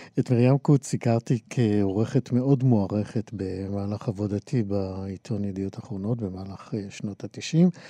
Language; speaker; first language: Hebrew; native; Hebrew